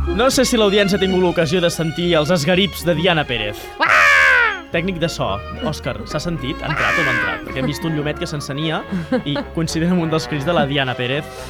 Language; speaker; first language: Catalan; native; Catalan